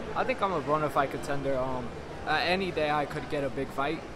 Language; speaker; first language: English; native; English